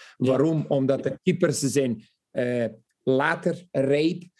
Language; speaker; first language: Dutch; non-native, fluent; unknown